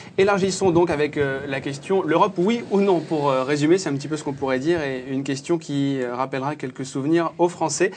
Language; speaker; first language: French; native; French